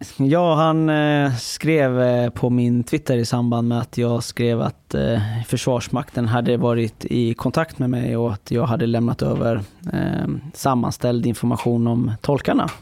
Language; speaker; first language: Swedish; early bilingual, other home language; Persian